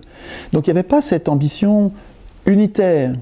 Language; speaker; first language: French; native; French